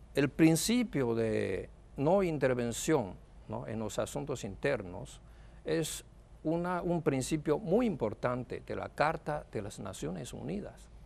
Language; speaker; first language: Spanish; non-native, fluent; Chinese